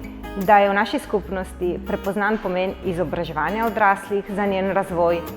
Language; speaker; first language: Slovenian; native; Slovenian